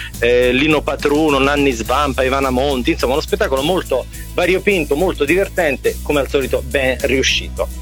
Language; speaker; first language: Italian; native; Italian